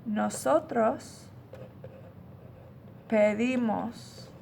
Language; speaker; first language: Spanish; non-native, fluent; English